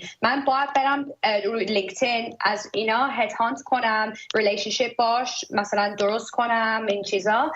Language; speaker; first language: Persian; early bilingual, heritage; Persian